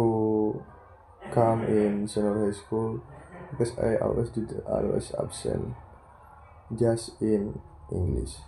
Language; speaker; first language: English; non-native, learner; Indonesian